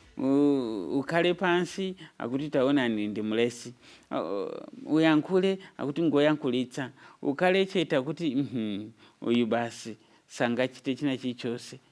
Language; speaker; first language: Nyanja; non-native, fluent; Nyankole